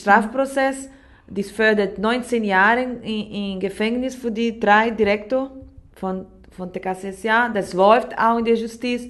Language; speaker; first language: German; non-native, learner; Portuguese